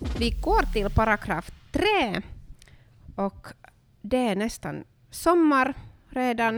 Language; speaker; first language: Swedish; non-native, local second language; Finnish